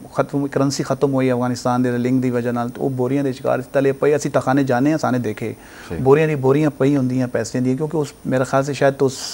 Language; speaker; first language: Punjabi; native; Punjabi